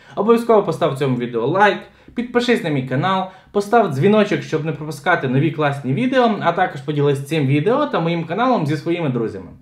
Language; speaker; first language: Ukrainian; native; Ukrainian